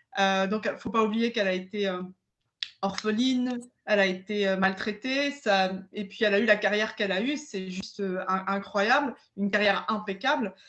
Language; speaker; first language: French; early bilingual, other home language; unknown